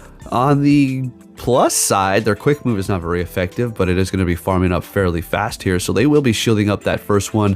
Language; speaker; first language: English; native; English